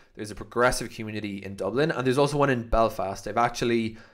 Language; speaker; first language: English; native; English